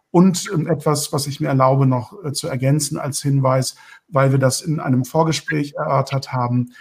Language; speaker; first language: German; early bilingual, other home language; Turkish